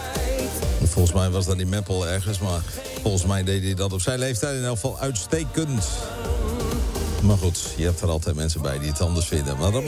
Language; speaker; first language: Dutch; native; Dutch